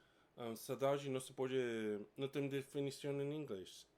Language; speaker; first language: Portuguese; non-native, fluent; English